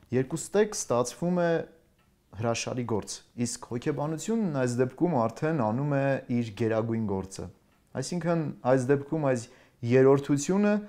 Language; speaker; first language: Armenian; native; Armenian